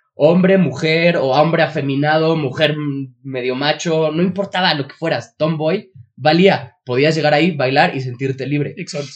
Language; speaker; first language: Spanish; native; Spanish